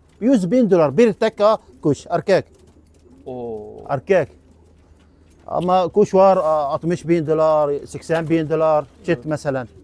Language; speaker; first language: Turkish; non-native, learner; Arabic